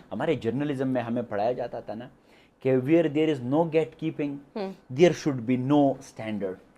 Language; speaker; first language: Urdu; non-native, local second language; Pashto